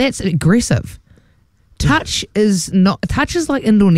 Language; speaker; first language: English; native; English